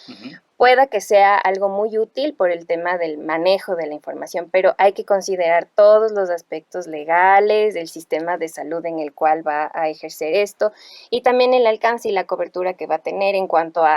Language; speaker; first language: Spanish; native; Spanish